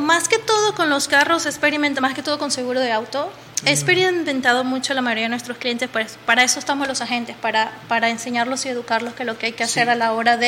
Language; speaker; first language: Spanish; native; Spanish